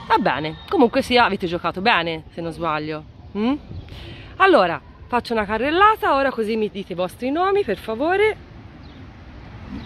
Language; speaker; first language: Italian; native; Italian